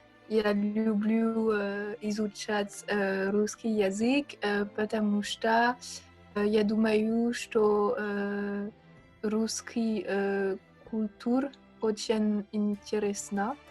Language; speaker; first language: Russian; non-native, learner; French